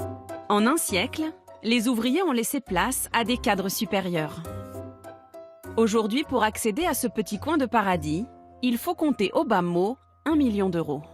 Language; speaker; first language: French; native; French